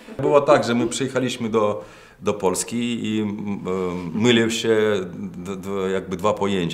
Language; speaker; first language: Polish; non-native, fluent; Russian